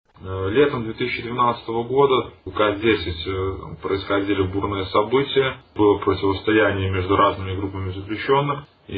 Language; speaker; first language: Russian; native; Russian